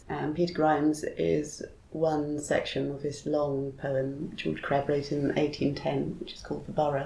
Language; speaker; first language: English; native; English